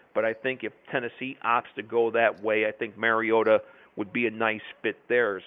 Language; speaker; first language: English; native; English